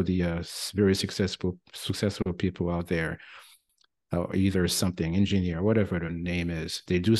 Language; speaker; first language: English; non-native, fluent; French